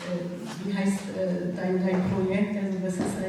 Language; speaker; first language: German; non-native, fluent; Kurdish